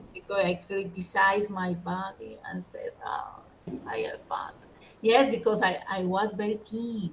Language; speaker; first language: English; non-native, learner; Spanish